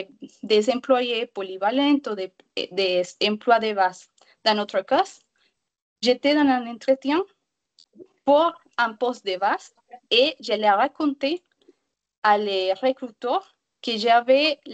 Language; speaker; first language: French; non-native, learner; Spanish